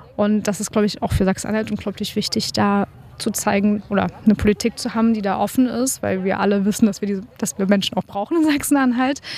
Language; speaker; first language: German; native; German